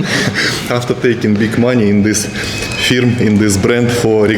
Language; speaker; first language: English; non-native, learner; Russian